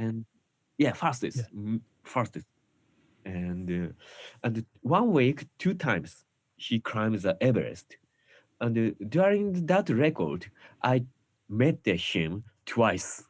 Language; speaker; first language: English; non-native, learner; Japanese